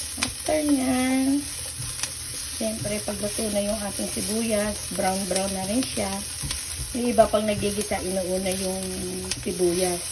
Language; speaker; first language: Filipino; non-native, local second language; Cebuano